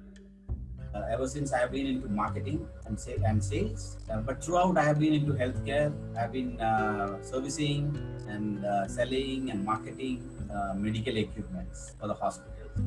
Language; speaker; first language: English; non-native, local second language; Malayalam